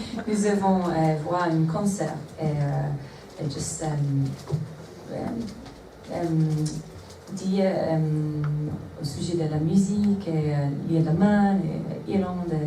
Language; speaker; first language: French; non-native, learner; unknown